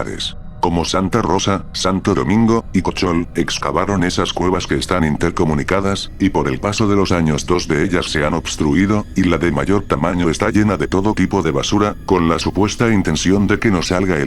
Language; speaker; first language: Spanish; native; Spanish